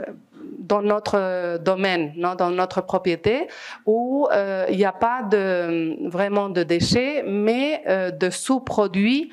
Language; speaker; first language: French; non-native, fluent; Spanish